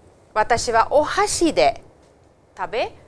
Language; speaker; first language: Japanese; non-native, fluent; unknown